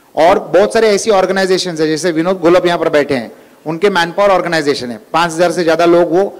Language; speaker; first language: Hindi; non-native, local second language; Marathi